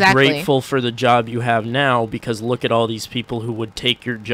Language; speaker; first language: English; native; English